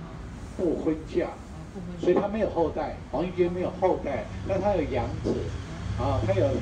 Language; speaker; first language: Chinese; native; Chinese